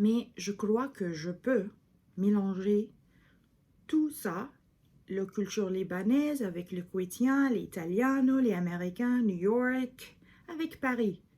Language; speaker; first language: French; non-native, fluent; English